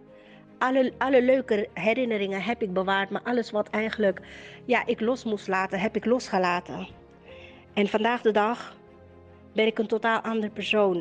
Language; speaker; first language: Dutch; native; Dutch